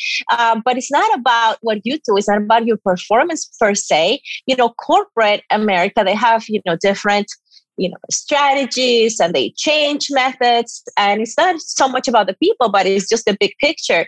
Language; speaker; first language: English; non-native, fluent; Spanish